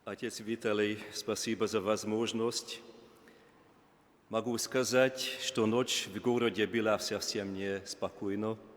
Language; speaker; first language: Russian; non-native, learner; Hungarian